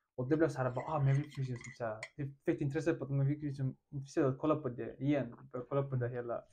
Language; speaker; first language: Swedish; early bilingual, other home language; Russian